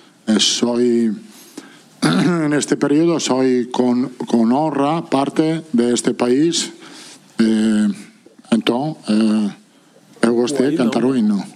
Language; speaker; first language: Portuguese; non-native, fluent; Italian